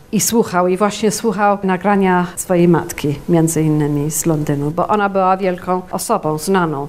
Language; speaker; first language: Polish; early bilingual, heritage; Polish